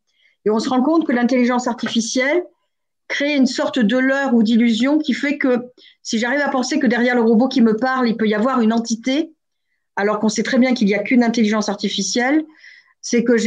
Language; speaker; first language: French; native; French